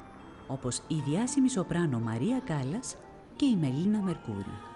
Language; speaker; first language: Greek; native; Greek